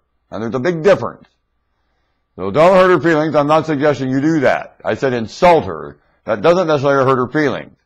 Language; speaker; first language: English; native; English